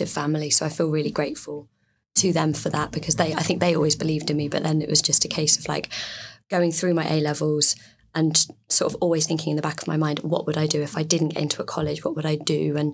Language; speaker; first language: English; native; English